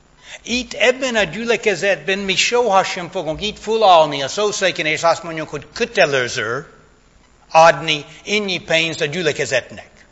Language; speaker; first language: Hungarian; non-native, fluent; English